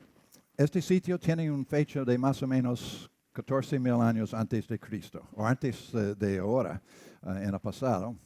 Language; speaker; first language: Spanish; non-native, learner; English